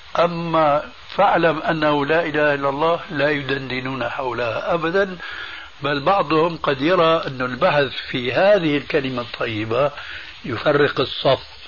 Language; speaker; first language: Arabic; early bilingual, other home language; Albanian